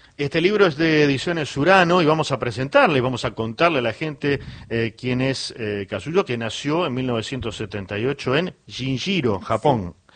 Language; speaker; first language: Spanish; native; Spanish